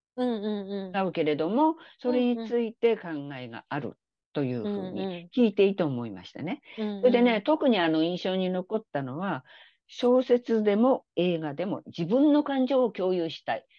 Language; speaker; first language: Japanese; native; Japanese